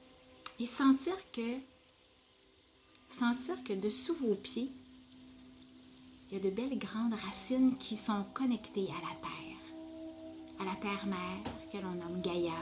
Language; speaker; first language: French; native; French